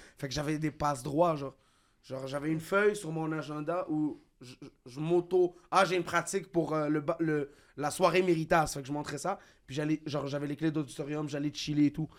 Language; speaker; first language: French; early bilingual, other home language; Arabic